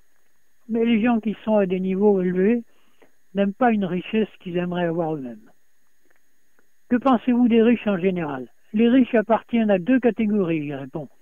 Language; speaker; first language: French; native; French